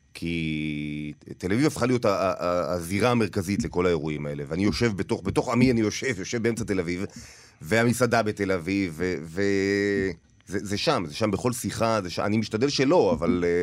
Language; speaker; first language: Hebrew; native; Hebrew